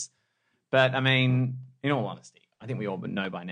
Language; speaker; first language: English; native; English